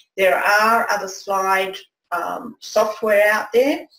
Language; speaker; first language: English; native; English